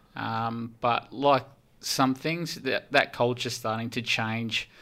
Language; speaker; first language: English; early bilingual, heritage; English